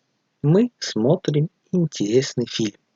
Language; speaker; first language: Russian; non-native, fluent; Tajik